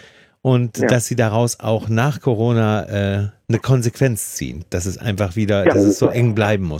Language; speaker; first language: German; native; German